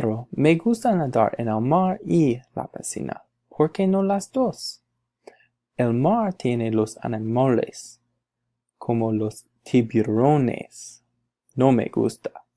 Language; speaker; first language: Spanish; non-native, learner; English